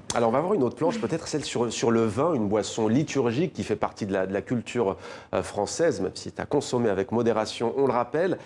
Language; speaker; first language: French; native; French